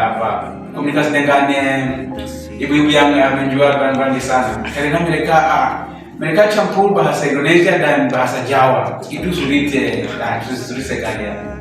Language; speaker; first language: Indonesian; non-native, learner; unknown